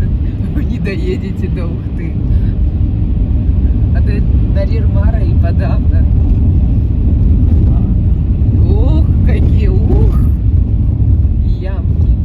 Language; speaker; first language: Russian; native; Russian